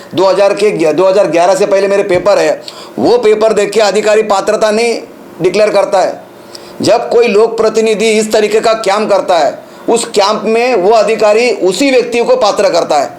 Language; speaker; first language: Hindi; non-native, local second language; Marathi